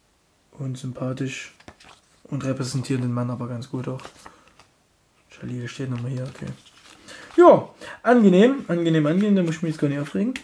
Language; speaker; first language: German; native; German